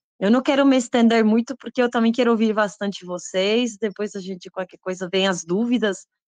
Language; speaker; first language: Portuguese; non-native, fluent; Spanish